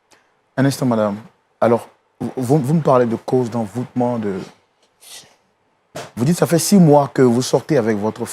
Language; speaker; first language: French; native; French